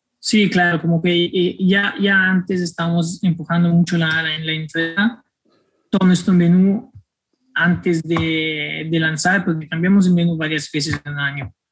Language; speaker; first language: Spanish; non-native, fluent; Italian